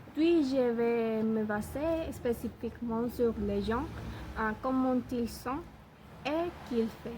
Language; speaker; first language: French; non-native, learner; Spanish